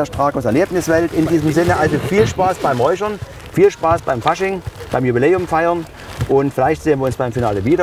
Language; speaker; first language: German; native; German